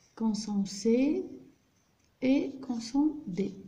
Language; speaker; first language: French; non-native, local second language; Arabic